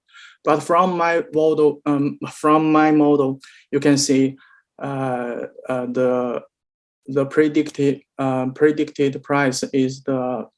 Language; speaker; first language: English; non-native, learner; Chinese